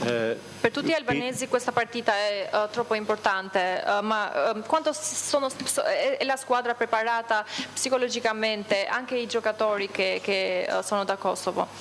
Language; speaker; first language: Italian; non-native, fluent; Albanian